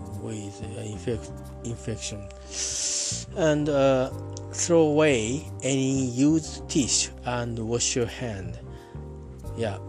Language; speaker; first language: English; non-native, learner; Japanese